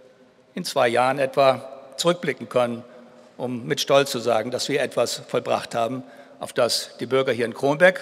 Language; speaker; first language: German; native; German